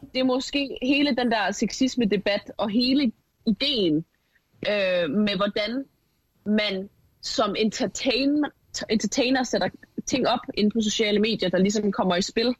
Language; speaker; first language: Danish; native; Danish